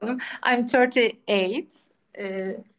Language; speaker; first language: English; non-native, learner; Turkish